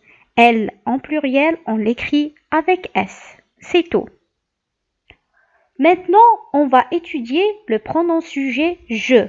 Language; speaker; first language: French; non-native, local second language; Arabic